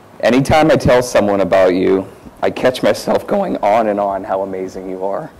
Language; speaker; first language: English; native; English